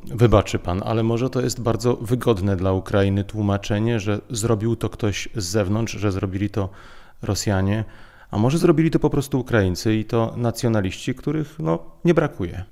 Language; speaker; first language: Polish; native; Polish